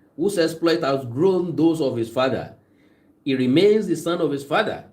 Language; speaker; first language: English; non-native, local second language; Yoruba